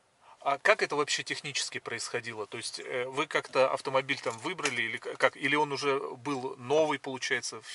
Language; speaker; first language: Russian; native; Russian